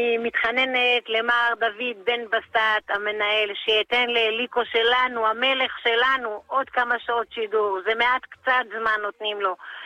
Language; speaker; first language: Hebrew; native; Hebrew